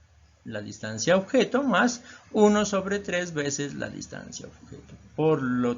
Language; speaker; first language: Spanish; native; Spanish